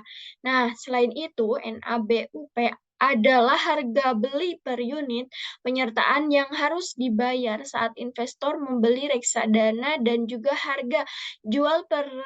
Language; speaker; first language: Indonesian; native; Indonesian